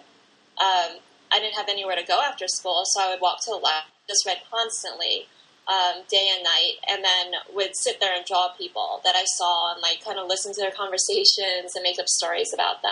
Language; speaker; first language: English; native; English